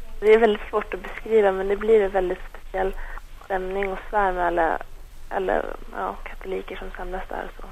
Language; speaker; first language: Swedish; native; Swedish